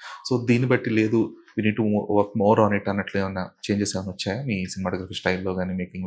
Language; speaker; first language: Telugu; native; Telugu